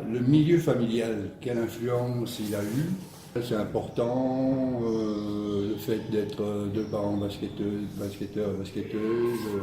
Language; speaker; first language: French; native; French